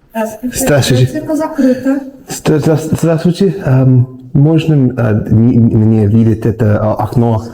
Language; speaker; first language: Russian; non-native, learner; English